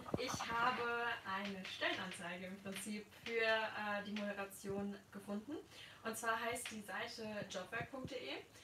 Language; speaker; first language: German; native; German